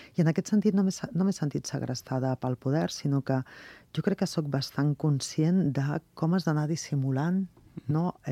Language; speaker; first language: Catalan; non-native, local second language; Spanish